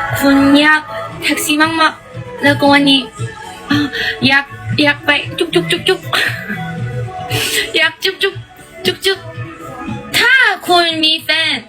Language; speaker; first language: Thai; non-native, learner; Korean